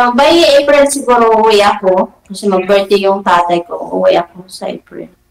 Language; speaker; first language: Filipino; non-native, local second language; Cebuano